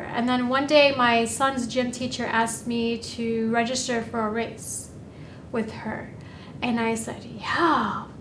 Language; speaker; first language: English; native; English